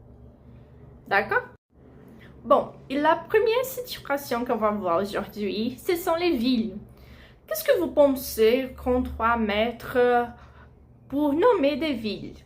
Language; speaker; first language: French; non-native, fluent; Portuguese